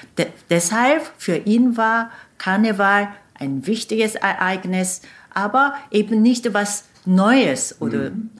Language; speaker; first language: German; non-native, fluent; Korean